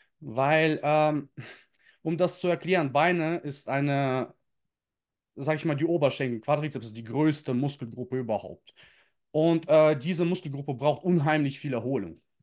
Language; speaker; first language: German; early bilingual, other home language; Russian